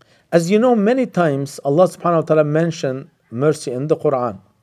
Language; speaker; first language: English; non-native, fluent; Turkish